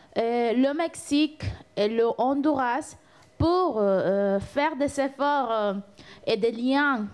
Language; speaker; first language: French; non-native, fluent; Spanish